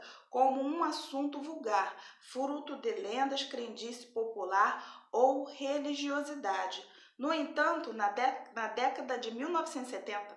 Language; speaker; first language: Portuguese; native; Portuguese